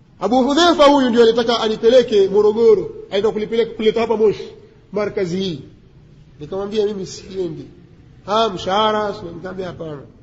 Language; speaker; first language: Swahili; native; Swahili